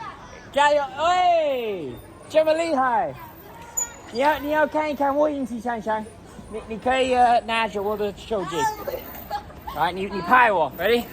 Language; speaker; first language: Chinese; non-native, learner; English